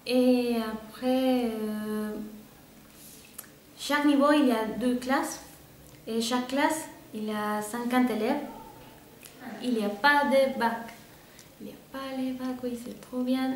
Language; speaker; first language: French; non-native, fluent; Spanish